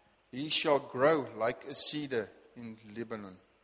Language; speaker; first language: English; non-native, local second language; Afrikaans